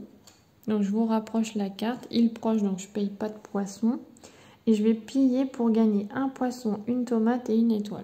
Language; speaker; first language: French; native; French